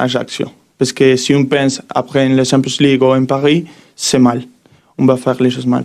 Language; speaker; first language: French; non-native, learner; Spanish